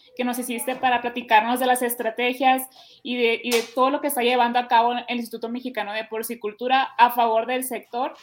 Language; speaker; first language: Spanish; native; Spanish